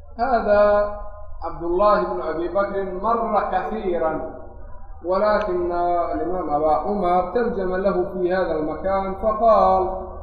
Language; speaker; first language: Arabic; non-native, local second language; Somali